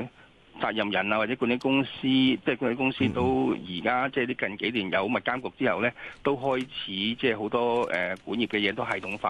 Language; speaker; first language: Cantonese; native; Cantonese